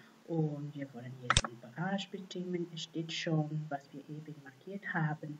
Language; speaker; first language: German; non-native, fluent; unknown